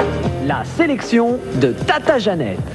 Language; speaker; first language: French; native; French